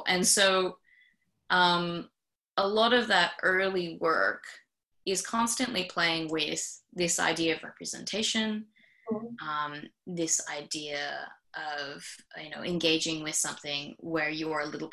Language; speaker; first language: English; native; English